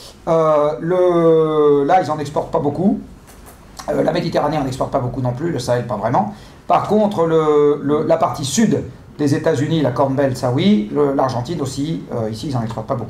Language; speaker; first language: French; native; French